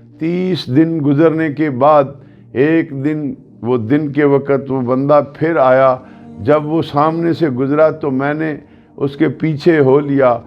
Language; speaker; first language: Urdu; non-native, local second language; Punjabi